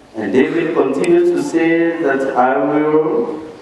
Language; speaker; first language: English; non-native, local second language; Swahili